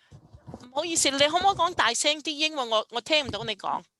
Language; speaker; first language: Cantonese; early bilingual, heritage; Cantonese